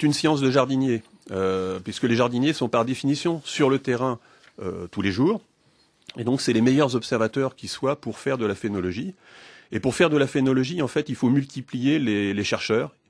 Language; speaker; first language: French; native; French